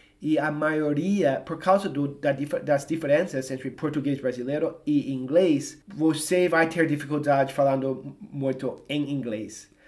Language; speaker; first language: Portuguese; non-native, fluent; English